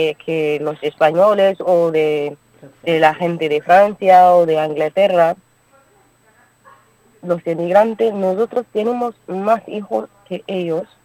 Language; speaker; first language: Spanish; non-native, learner; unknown